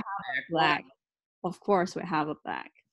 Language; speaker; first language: English; non-native, learner; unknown